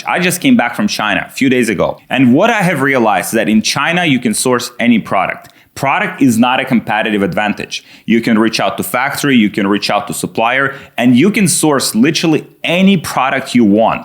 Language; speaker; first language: English; non-native, fluent; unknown